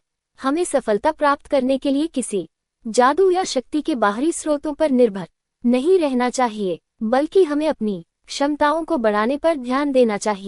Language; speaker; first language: Hindi; native; Hindi